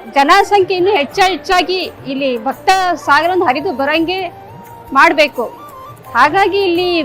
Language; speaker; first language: Kannada; native; Kannada